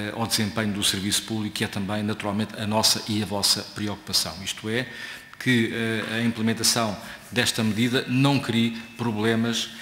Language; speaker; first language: Portuguese; native; Portuguese